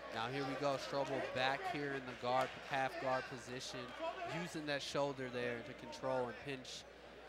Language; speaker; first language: English; native; English